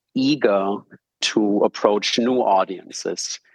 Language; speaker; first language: English; non-native, fluent; German